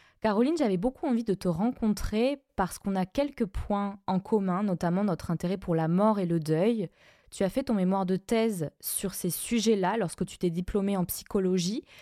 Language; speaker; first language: French; non-native, fluent; Spanish